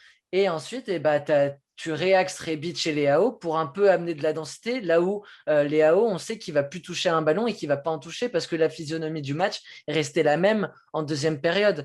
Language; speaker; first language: French; native; French